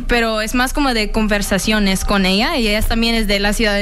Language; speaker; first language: Spanish; early bilingual, heritage; English